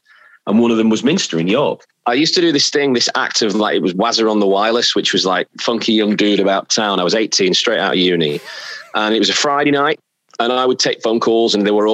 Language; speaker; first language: English; native; English